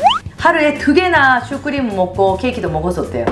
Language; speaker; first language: Korean; non-native, fluent; Japanese